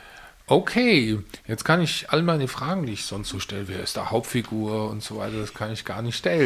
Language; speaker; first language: German; native; German